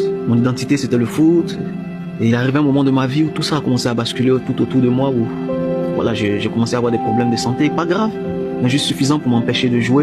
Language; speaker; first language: French; native; French